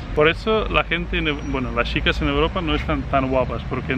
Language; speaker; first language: Spanish; non-native, fluent; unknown